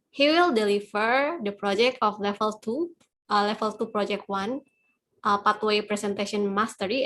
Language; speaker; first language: English; non-native, fluent; Dutch